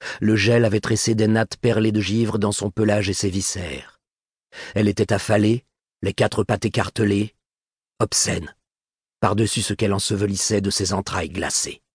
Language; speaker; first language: French; native; French